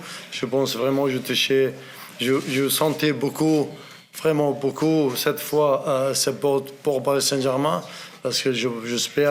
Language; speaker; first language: French; non-native, learner; Arabic